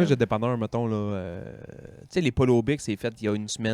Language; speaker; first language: French; native; French